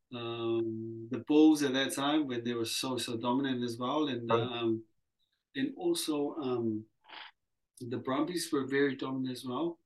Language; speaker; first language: English; early bilingual, other home language; Samoan